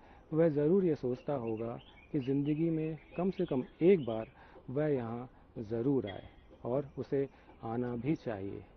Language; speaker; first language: Hindi; native; Hindi